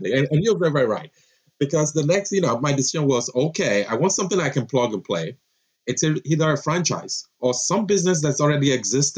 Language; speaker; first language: English; non-native, local second language; Yoruba